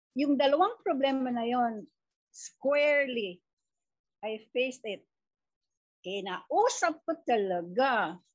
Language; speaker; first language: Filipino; non-native, local second language; Cebuano